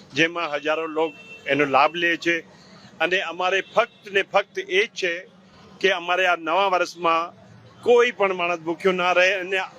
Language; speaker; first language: Gujarati; non-native, local second language; Sindhi